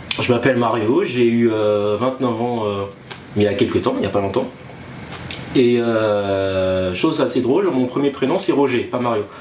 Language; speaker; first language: French; non-native, local second language; Malagasy